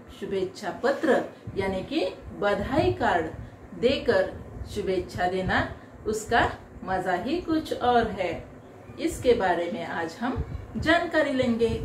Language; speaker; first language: Hindi; non-native, local second language; Marathi